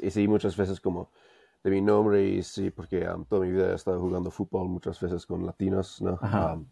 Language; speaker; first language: Spanish; non-native, fluent; English